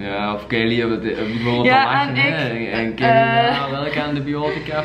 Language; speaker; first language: Dutch; native; Dutch